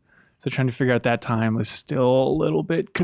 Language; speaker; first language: English; native; English